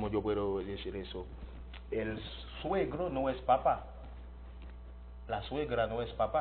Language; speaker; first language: Spanish; non-native, learner; Haitian Creole